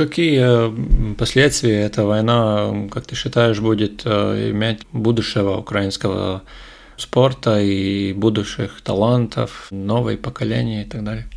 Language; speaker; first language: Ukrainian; non-native, learner; Russian